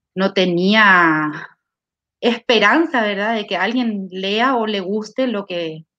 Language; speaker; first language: Spanish; native; Spanish